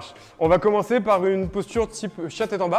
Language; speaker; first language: French; native; French